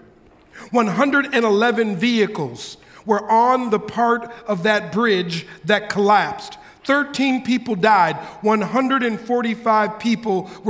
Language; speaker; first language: English; native; English